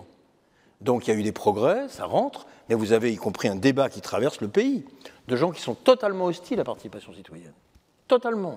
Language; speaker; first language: French; native; French